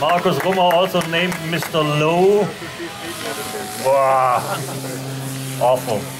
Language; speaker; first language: English; non-native, fluent; German